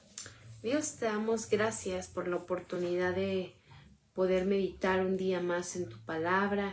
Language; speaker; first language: Spanish; native; Spanish